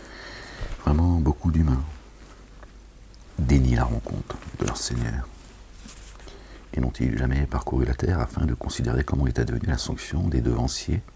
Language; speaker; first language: French; native; French